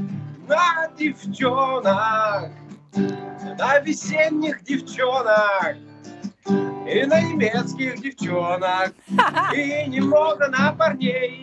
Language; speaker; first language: Russian; native; Russian